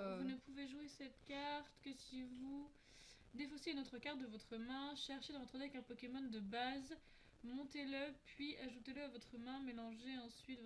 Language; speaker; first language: French; native; French